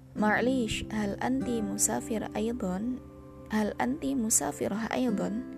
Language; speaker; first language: Arabic; non-native, learner; Indonesian